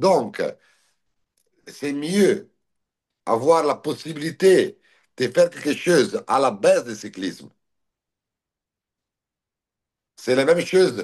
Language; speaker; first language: French; non-native, learner; Italian